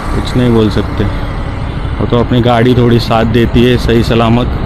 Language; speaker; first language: Hindi; non-native, local second language; Marathi